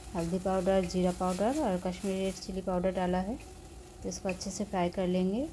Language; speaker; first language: Hindi; non-native, local second language; Bangla